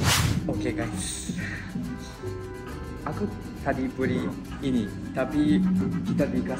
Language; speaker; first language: Indonesian; non-native, fluent; Japanese